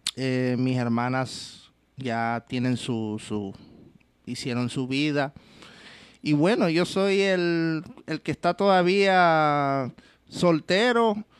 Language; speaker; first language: Spanish; early bilingual, heritage; Spanish